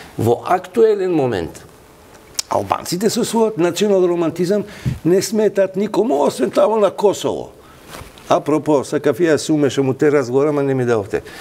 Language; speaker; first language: Macedonian; non-native, local second language; Albanian